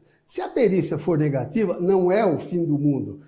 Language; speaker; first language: Portuguese; native; Portuguese